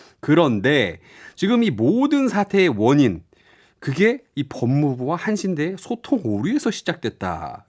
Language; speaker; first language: Korean; native; Korean